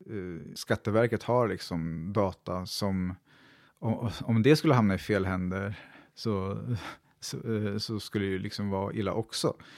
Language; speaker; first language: Swedish; native; Swedish